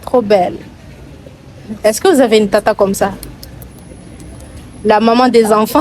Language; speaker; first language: French; native; French